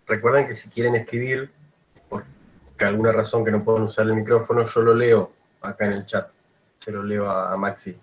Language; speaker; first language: Spanish; native; Spanish